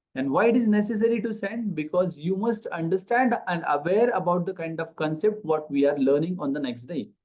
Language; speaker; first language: English; non-native, local second language; Marathi